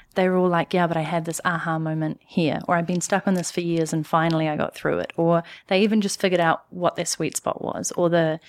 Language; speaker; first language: English; native; English